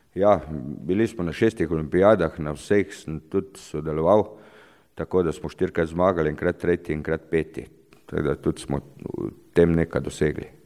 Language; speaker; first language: Slovenian; native; Slovenian